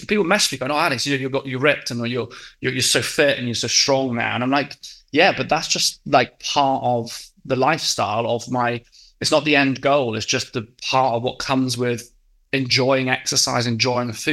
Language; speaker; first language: English; native; English